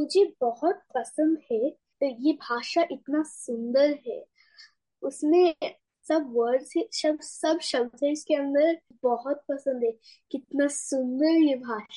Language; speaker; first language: Hindi; early bilingual, heritage; Russian